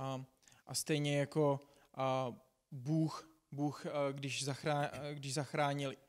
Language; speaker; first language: Czech; non-native, fluent; English